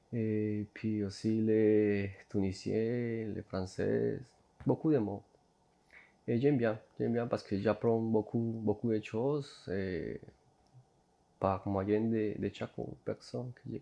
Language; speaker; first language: French; non-native, learner; Spanish